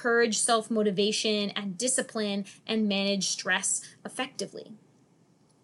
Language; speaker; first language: English; native; English